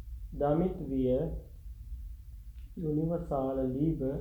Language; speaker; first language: German; non-native, fluent; Sinhala